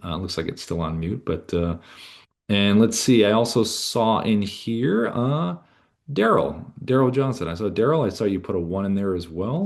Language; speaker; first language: English; native; English